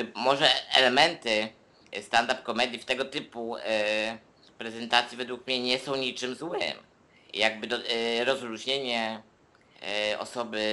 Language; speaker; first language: Polish; native; Polish